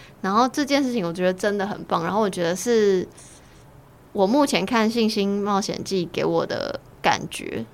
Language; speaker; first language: Chinese; native; Chinese